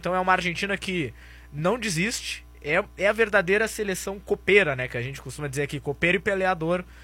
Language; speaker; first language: Portuguese; native; Portuguese